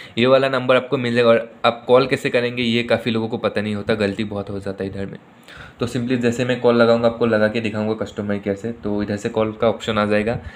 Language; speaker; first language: Hindi; native; Hindi